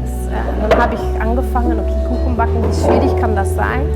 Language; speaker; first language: German; non-native, fluent; Dutch